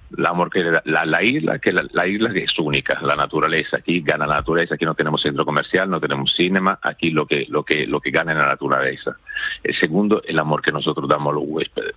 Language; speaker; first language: Spanish; non-native, fluent; Italian